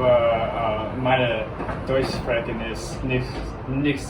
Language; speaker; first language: German; non-native, learner; English